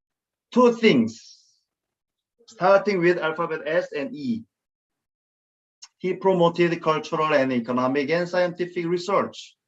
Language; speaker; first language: English; non-native, fluent; Korean